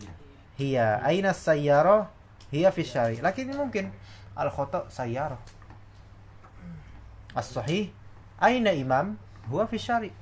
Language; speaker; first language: Arabic; non-native, fluent; Indonesian